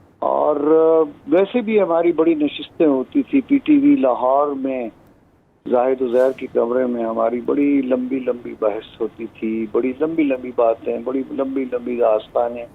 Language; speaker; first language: Urdu; non-native, local second language; Pashto